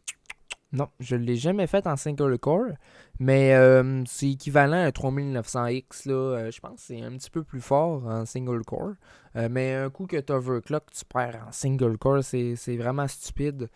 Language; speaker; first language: French; native; French